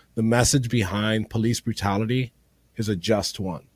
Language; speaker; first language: English; early bilingual, other home language; Spanish